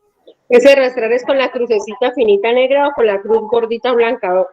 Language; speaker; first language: Spanish; native; Spanish